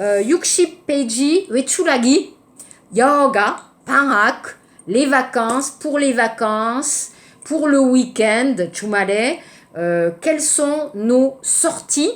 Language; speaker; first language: French; native; French